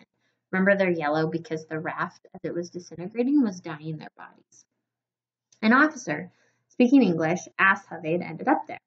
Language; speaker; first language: English; native; English